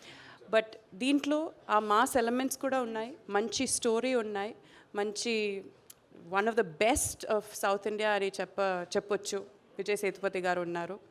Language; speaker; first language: Telugu; non-native, fluent; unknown